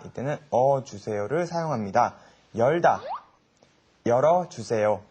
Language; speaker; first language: Korean; native; Korean